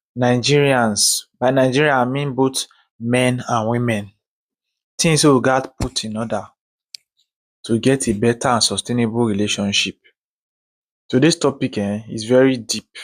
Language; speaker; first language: Nigerian Pidgin; native; Nigerian Pidgin